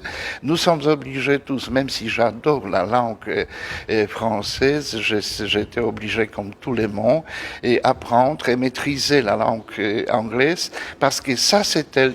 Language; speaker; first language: French; non-native, fluent; Polish